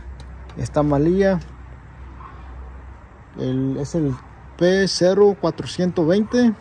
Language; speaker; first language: Spanish; early bilingual, heritage; Spanish